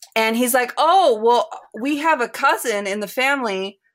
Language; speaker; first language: English; native; English